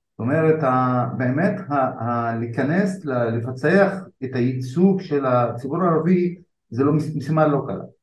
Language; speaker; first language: Hebrew; non-native, local second language; Arabic